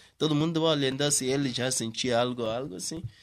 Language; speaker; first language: Portuguese; non-native, learner; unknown